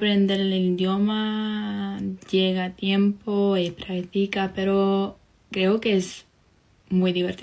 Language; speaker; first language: Spanish; non-native, learner; Polish